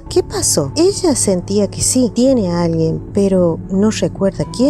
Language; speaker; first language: Spanish; native; Spanish